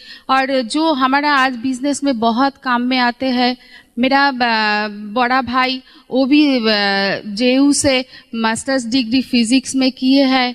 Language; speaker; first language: Hindi; non-native, local second language; Bangla